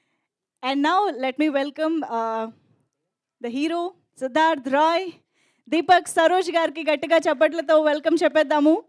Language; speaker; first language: Telugu; native; Telugu